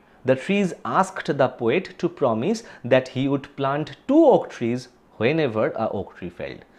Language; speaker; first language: English; non-native, local second language; Bangla